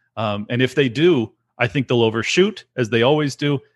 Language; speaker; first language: English; native; English